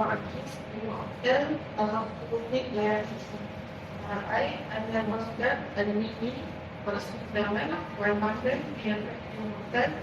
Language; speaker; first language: Arabic; non-native, learner; Malay